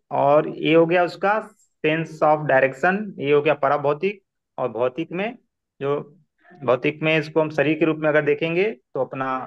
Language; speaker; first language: Hindi; non-native, local second language; Marathi